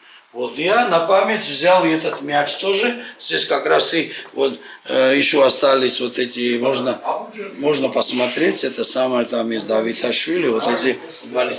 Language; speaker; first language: Russian; non-native, fluent; Georgian